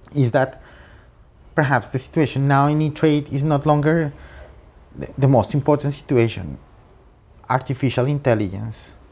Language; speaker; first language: English; non-native, fluent; Spanish